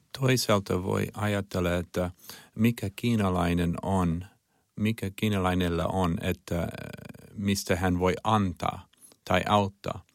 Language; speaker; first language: Finnish; non-native, learner; Chinese